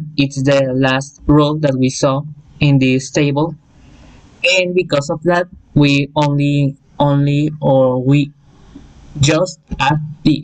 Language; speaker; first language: English; non-native, fluent; Spanish